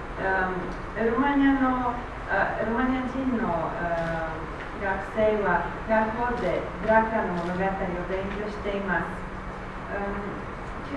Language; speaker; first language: Japanese; non-native, learner; Romanian